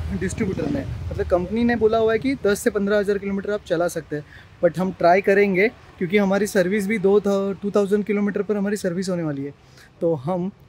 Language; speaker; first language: Hindi; non-native, local second language; Marathi